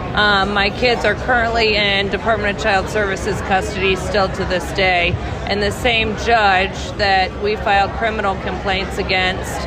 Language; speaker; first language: English; native; English